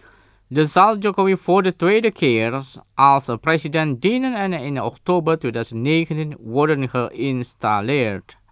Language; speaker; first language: Dutch; non-native, fluent; Indonesian